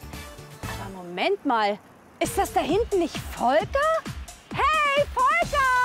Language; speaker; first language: German; native; German